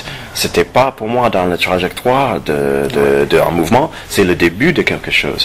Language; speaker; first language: French; non-native, fluent; English